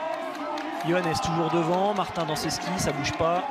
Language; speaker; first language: French; native; French